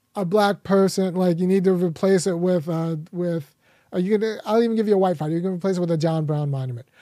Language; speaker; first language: English; early bilingual, other home language; Akan